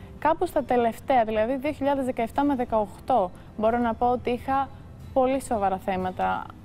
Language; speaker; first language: Greek; early bilingual, heritage; Greek